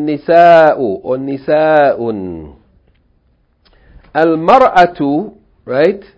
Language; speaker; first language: Arabic; non-native, fluent; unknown